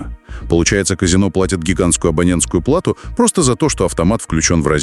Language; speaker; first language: Russian; native; Russian